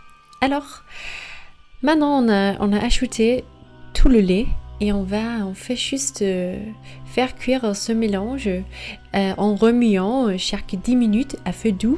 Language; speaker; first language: French; non-native, fluent; Danish